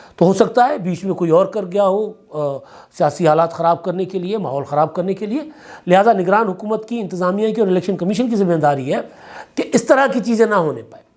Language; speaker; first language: Urdu; non-native, local second language; Sindhi